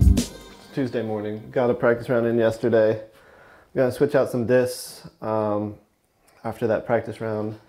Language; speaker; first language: English; native; English